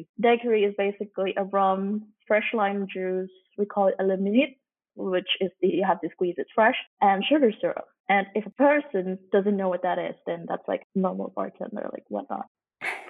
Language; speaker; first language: English; non-native, local second language; Cantonese